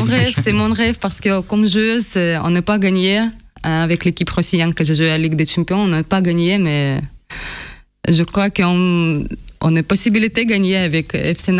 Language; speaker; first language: French; non-native, learner; Russian